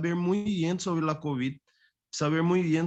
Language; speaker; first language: Spanish; non-native, fluent; Portuguese